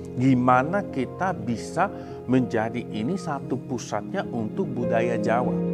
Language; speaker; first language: Indonesian; non-native, fluent; Dutch